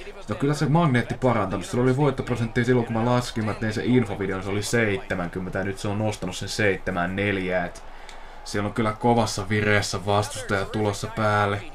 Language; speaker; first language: Finnish; native; Finnish